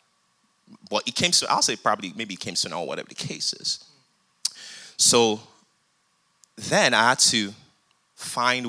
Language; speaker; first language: English; non-native, local second language; Yoruba